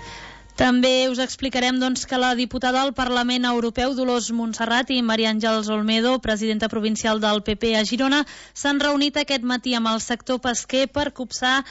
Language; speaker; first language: Catalan; native; Catalan